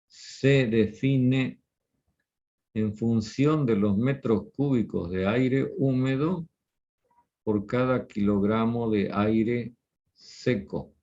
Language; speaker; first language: Spanish; native; Spanish